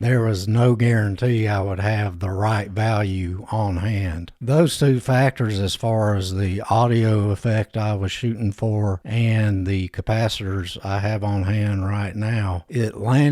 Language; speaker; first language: English; native; English